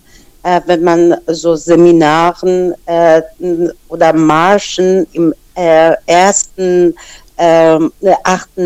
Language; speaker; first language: German; non-native, fluent; Persian